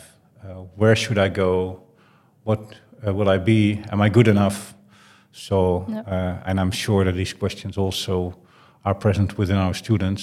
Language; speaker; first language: English; non-native, fluent; Dutch